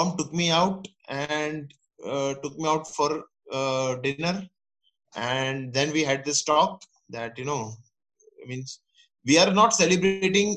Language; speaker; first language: English; non-native, local second language; Gujarati